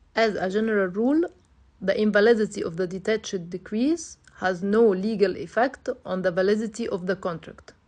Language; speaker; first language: English; non-native, fluent; Arabic